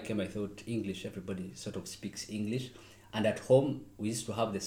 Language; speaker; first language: English; non-native, local second language; Nyankole